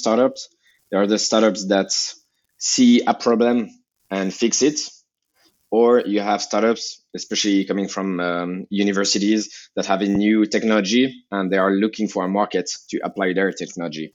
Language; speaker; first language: English; non-native, fluent; French